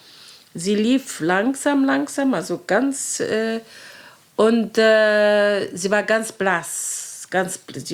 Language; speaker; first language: German; non-native, fluent; Arabic